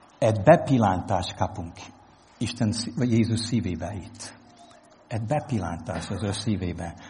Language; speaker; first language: Hungarian; non-native, fluent; English